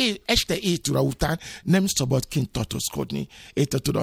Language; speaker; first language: Hungarian; non-native, learner; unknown